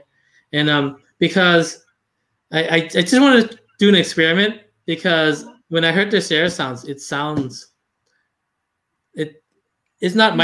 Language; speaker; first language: English; non-native, fluent; Lao